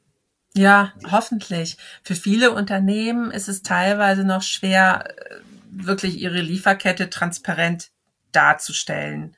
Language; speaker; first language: German; native; German